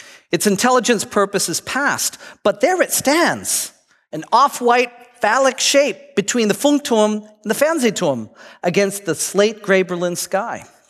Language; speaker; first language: English; native; English